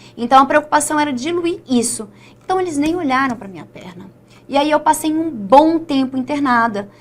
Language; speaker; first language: Portuguese; native; Portuguese